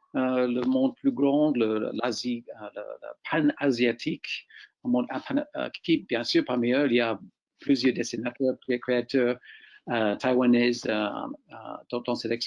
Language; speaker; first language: French; non-native, fluent; English